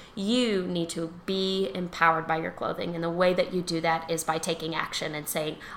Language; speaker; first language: English; native; English